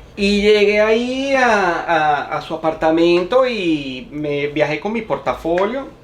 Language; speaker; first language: Spanish; native; Spanish